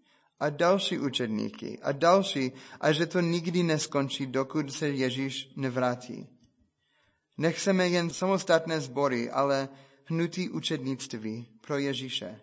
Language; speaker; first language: Czech; non-native, fluent; English